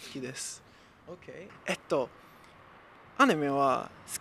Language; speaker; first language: Japanese; non-native, learner; English